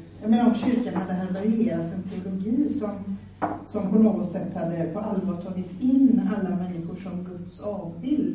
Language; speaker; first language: Swedish; native; Swedish